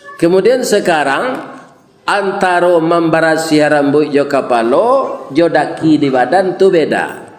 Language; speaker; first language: Malay; non-native, local second language; Minangkabau